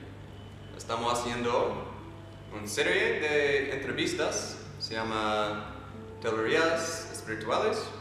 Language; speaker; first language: Spanish; non-native, fluent; English